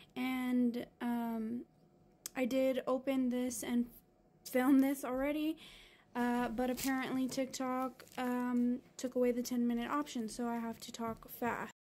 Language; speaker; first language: English; native; English